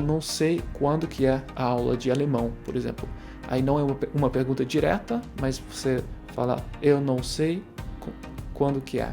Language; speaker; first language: Portuguese; non-native, fluent; German